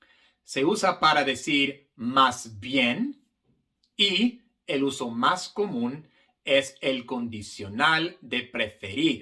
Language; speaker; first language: Spanish; non-native, fluent; English